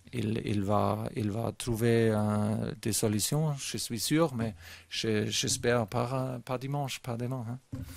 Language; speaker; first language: French; non-native, fluent; German